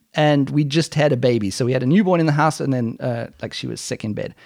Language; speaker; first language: English; native; English